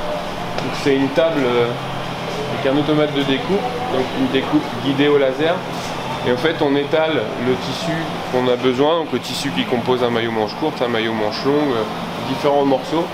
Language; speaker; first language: French; native; French